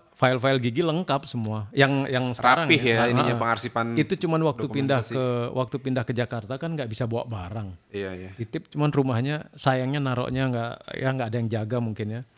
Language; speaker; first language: Indonesian; native; Indonesian